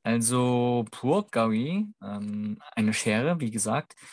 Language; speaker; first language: German; non-native, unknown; Korean